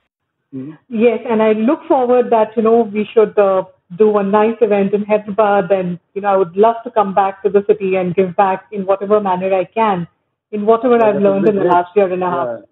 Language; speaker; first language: English; non-native, local second language; Hindi